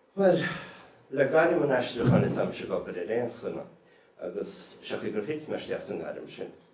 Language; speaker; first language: Irish; native; Irish